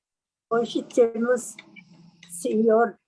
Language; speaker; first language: Portuguese; non-native, learner; Persian